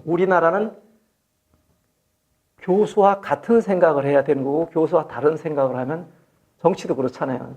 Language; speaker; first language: Korean; native; Korean